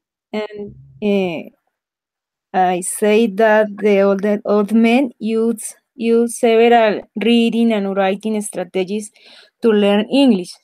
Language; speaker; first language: English; non-native, learner; Spanish